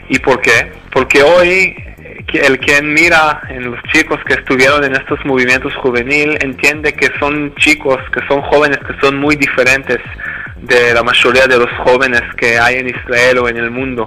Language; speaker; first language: Spanish; non-native, fluent; Hebrew